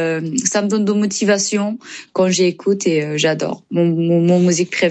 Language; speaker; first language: French; non-native, learner; Persian